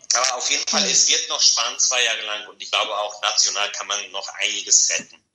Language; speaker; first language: German; non-native, fluent; Bulgarian